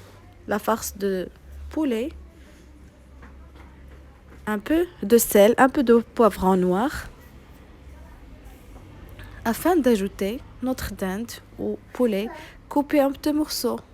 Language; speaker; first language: French; non-native, local second language; Arabic